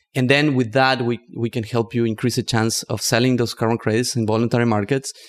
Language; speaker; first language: English; non-native, fluent; Spanish